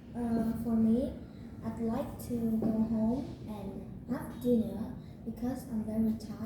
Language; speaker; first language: English; non-native, learner; Vietnamese